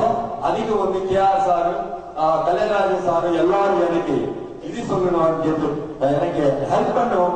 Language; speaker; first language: Tamil; non-native, local second language; Telugu